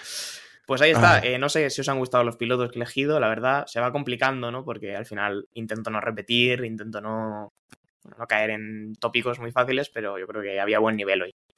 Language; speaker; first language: Spanish; native; Spanish